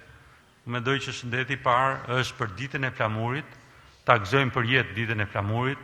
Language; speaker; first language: Albanian; native; Albanian